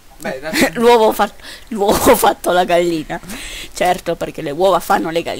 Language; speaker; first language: Italian; native; Italian